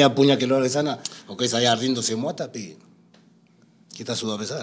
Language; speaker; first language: Indonesian; non-native, fluent; Spanish